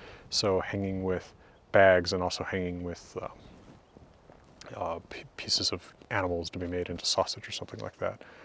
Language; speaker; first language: English; native; English